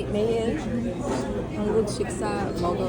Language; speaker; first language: Korean; non-native, learner; English